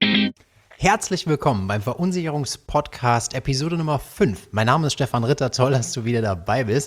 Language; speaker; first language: German; native; German